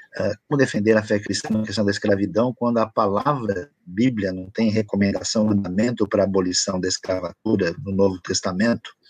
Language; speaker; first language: Portuguese; native; Portuguese